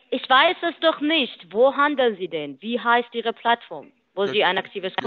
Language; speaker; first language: German; non-native, learner; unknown